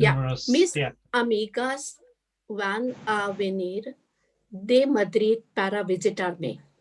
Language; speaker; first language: Spanish; non-native, learner; English